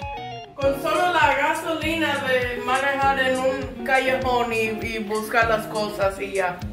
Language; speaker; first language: Spanish; non-native, fluent; English